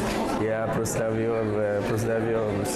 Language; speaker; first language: Russian; non-native, learner; French